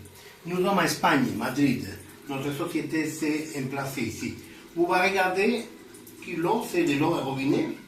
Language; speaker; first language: French; non-native, learner; Spanish